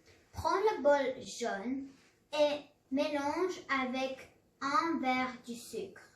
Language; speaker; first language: French; non-native, learner; English